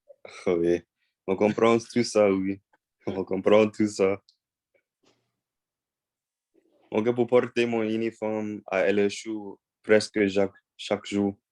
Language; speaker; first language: French; non-native, learner; English